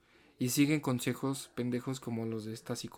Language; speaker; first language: Spanish; native; Spanish